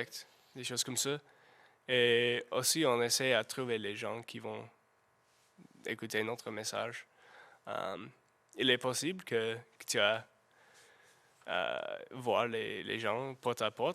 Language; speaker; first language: French; non-native, learner; English